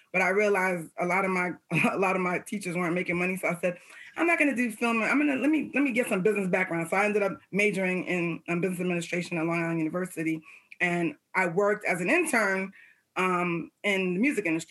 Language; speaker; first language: English; native; English